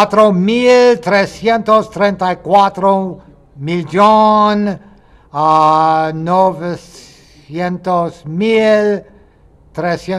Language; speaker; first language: Spanish; non-native, fluent; English